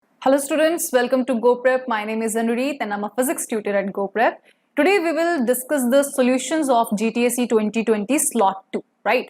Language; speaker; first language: English; non-native, local second language; Hindi